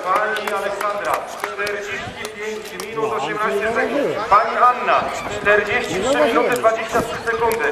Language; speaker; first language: Polish; native; Polish